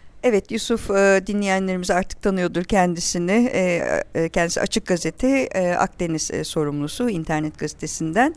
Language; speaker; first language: Turkish; native; Turkish